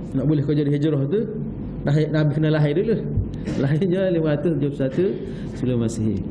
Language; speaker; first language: Malay; native; Malay